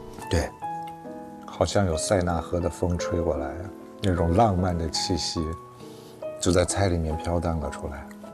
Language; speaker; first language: Chinese; native; Chinese